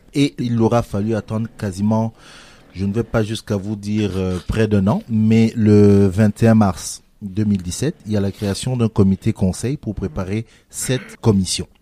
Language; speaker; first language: French; native; French